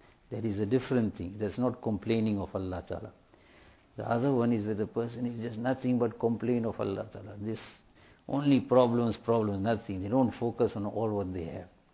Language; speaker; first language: English; native; English